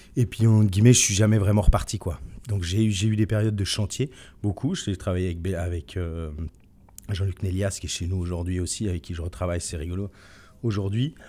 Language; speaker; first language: French; native; French